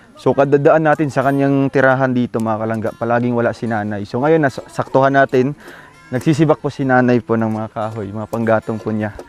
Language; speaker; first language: Filipino; non-native, local second language; Cebuano